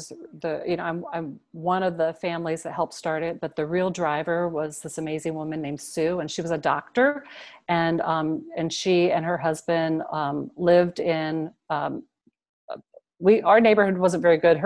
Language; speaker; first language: English; native; English